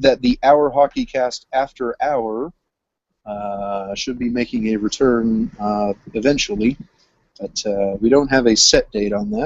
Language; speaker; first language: English; native; English